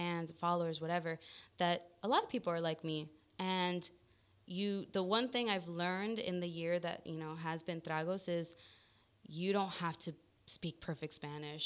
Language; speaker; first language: English; early bilingual, other home language; Spanish